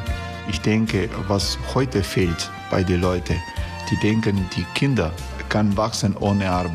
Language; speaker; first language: German; non-native, learner; Croatian